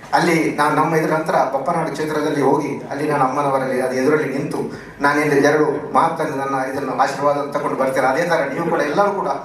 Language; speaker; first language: Kannada; non-native, local second language; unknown